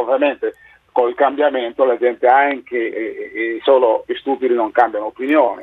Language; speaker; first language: Italian; non-native, fluent; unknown